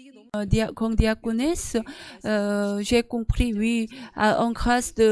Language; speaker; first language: French; non-native, learner; Korean